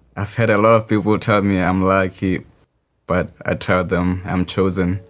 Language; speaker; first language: English; non-native, local second language; Southern Sotho